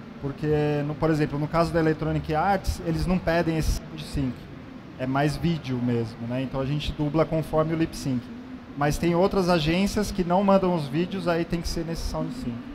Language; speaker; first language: Portuguese; native; Portuguese